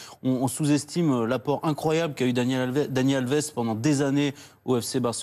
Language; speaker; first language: French; native; French